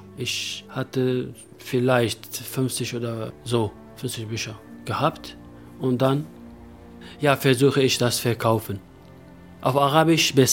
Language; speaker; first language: German; non-native, local second language; Kurdish